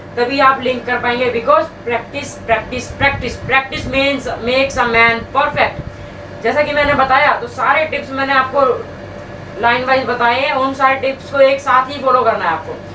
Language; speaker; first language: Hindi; native; Hindi